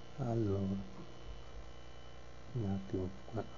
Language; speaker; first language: Italian; native; Italian